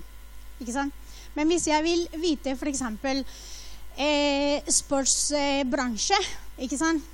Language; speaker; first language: Norwegian; non-native, fluent; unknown